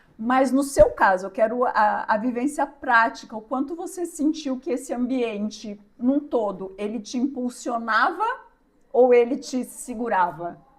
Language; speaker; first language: Portuguese; native; Portuguese